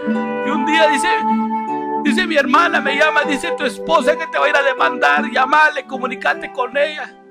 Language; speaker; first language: Spanish; native; Spanish